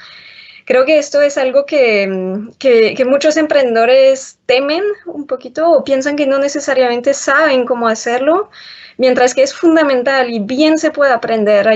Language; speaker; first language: Spanish; non-native, fluent; French